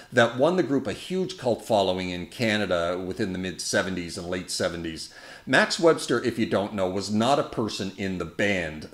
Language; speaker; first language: English; native; English